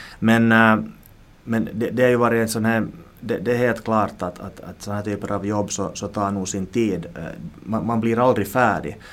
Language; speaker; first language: Swedish; native; Swedish